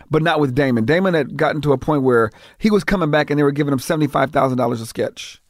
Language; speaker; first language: English; native; English